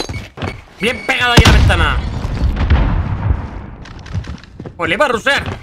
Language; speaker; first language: Spanish; native; Spanish